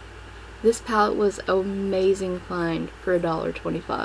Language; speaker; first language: English; native; English